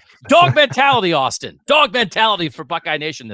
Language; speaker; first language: English; native; English